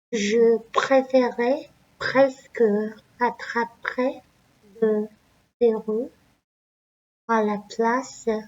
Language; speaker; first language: French; non-native, learner; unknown